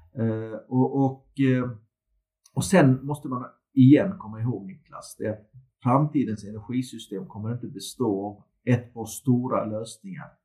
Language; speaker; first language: Swedish; early bilingual, other home language; Turkish